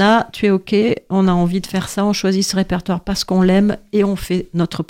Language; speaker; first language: French; native; French